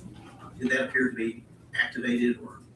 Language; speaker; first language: English; native; English